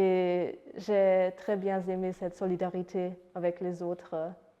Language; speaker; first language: French; non-native, fluent; Luxembourgish